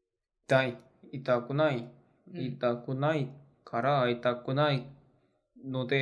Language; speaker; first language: Japanese; non-native, learner; Korean